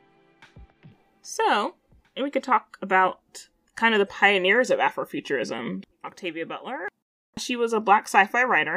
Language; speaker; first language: English; native; English